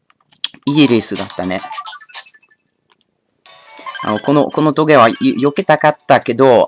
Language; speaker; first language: Japanese; non-native, learner; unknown